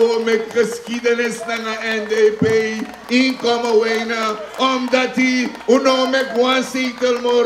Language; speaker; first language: Dutch; non-native, local second language; Sranan Tongo